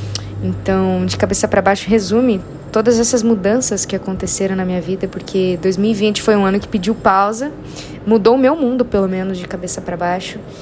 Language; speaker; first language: Portuguese; native; Portuguese